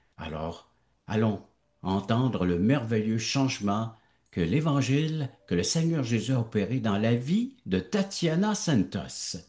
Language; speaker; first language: French; native; French